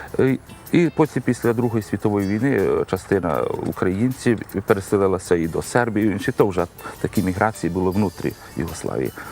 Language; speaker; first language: Ukrainian; early bilingual, heritage; Ukrainian